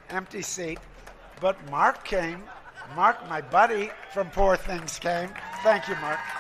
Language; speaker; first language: English; native; English